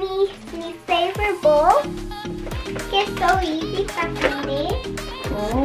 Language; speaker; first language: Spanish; early bilingual, heritage; English